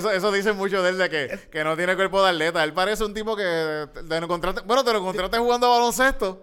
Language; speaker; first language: Spanish; native; Spanish